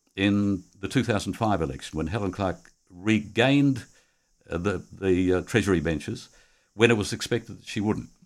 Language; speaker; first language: English; native; English